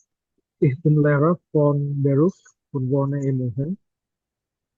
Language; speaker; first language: German; non-native, learner; Indonesian